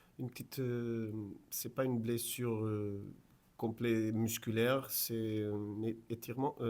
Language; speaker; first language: French; non-native, fluent; Portuguese